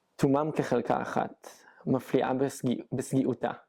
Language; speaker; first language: Hebrew; native; Hebrew